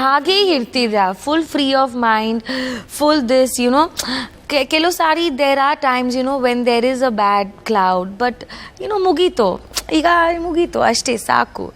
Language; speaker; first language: Kannada; non-native, learner; Punjabi